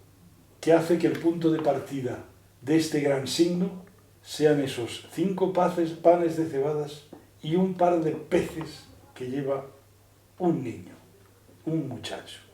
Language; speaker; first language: Spanish; native; Spanish